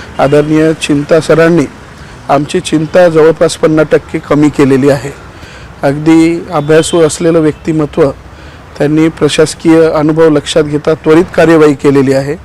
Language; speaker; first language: Marathi; native; Marathi